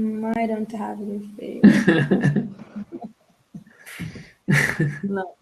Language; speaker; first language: English; non-native, learner; Italian